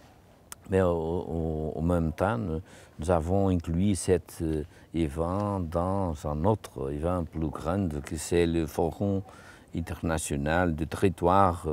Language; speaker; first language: French; non-native, fluent; Portuguese